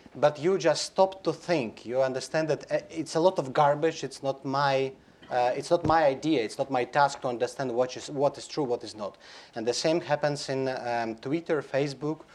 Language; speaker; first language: English; non-native, fluent; Belarusian